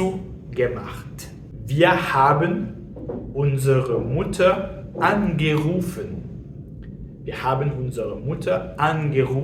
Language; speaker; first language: German; non-native, fluent; French